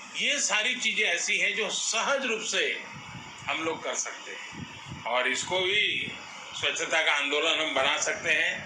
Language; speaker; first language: Hindi; non-native, local second language; Gujarati